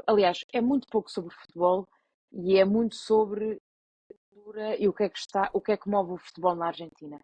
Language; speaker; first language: Portuguese; native; Portuguese